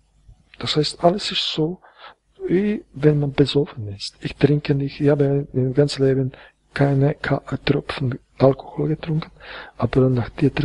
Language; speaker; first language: German; non-native, fluent; Croatian